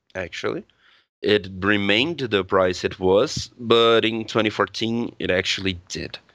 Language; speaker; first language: English; non-native, fluent; Portuguese